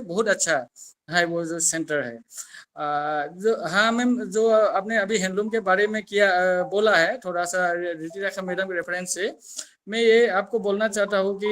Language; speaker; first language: Hindi; non-native, local second language; Assamese